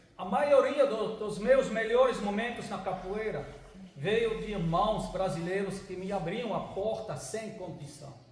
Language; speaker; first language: Portuguese; non-native, fluent; German